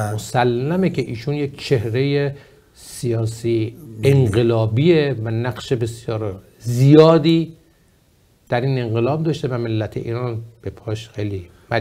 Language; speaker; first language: Persian; native; Persian